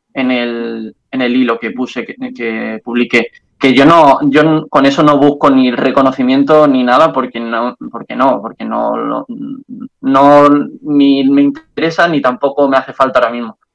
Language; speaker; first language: Spanish; native; Spanish